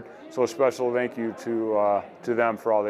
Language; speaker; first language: English; native; English